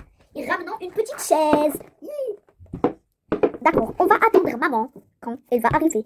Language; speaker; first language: French; non-native, local second language; Arabic